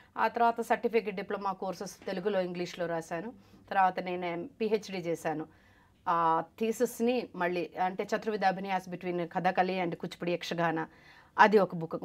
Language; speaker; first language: Telugu; non-native, local second language; Malayalam